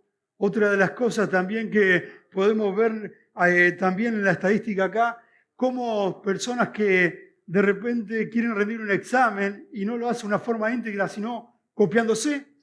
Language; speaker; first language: Spanish; native; Spanish